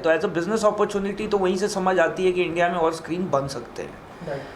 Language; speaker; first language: Hindi; native; Hindi